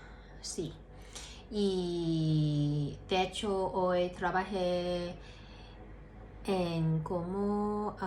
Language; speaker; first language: Spanish; non-native, learner; Cantonese